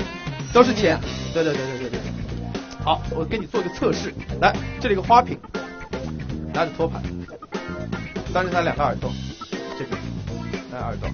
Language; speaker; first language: Chinese; native; Chinese